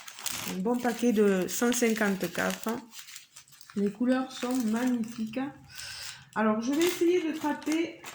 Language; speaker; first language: French; native; French